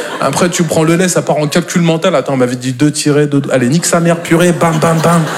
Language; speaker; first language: French; native; French